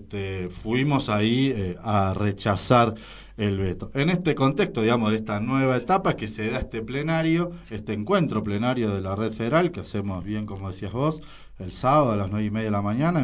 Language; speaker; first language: Spanish; native; Spanish